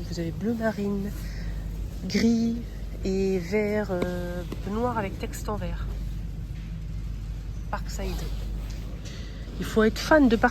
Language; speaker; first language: French; native; French